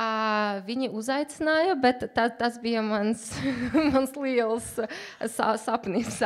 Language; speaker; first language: Latvian; non-native, learner; Uzbek